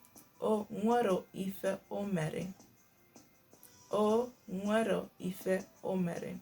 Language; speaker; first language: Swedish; non-native, fluent; Igbo